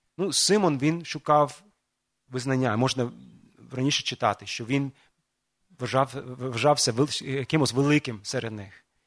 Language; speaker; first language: Ukrainian; non-native, fluent; English